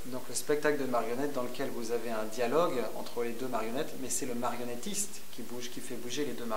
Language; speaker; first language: French; native; French